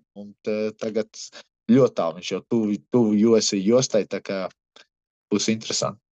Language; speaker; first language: Latvian; early bilingual, heritage; Latvian